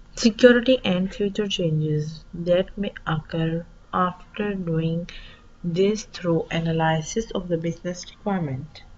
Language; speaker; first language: English; non-native, local second language; Urdu